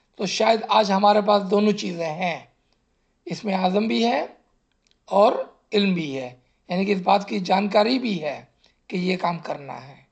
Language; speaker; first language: Urdu; non-native, local second language; Gujarati